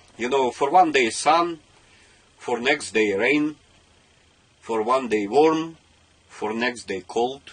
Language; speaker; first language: English; non-native, learner; Russian